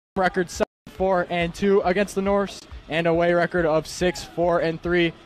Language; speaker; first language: English; native; English